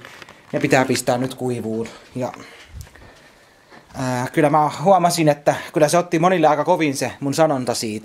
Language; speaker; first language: Finnish; native; Finnish